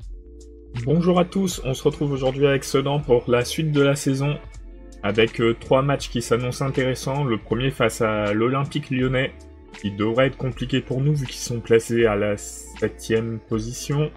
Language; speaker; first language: French; native; French